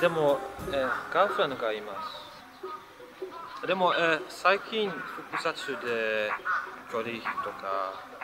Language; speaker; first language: Japanese; non-native, fluent; Dutch